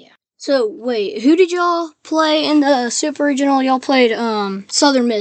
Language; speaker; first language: English; native; English